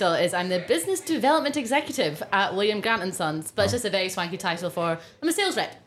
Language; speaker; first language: English; non-native, local second language; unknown